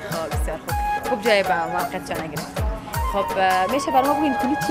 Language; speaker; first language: Persian; native; Persian